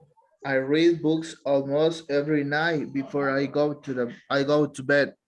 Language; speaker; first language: English; non-native, learner; Spanish